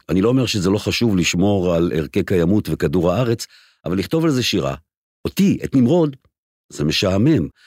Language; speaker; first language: Hebrew; native; Hebrew